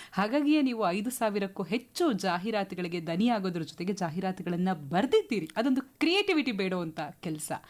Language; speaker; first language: Kannada; native; Kannada